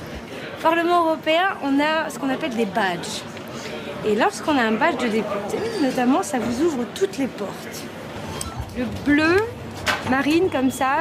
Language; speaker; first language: French; native; French